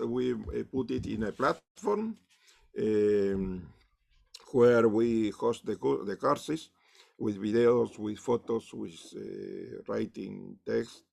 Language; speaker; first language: English; non-native, learner; Spanish